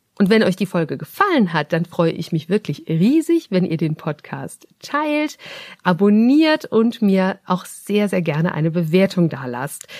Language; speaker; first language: German; native; German